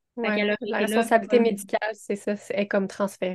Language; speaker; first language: French; native; French